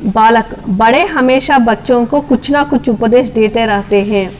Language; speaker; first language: Hindi; non-native, local second language; Telugu